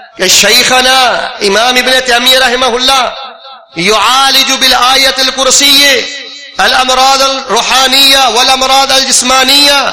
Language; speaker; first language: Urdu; non-native, local second language; Punjabi